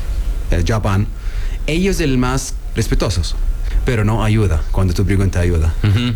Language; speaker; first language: Spanish; non-native, learner; Arabic